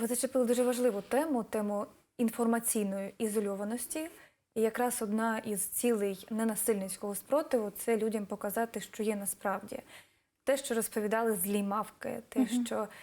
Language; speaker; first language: Ukrainian; native; Ukrainian